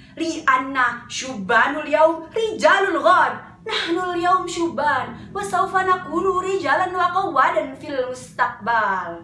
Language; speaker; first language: Arabic; non-native, learner; Indonesian